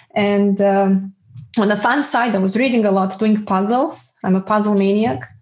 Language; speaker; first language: English; non-native, fluent; Serbian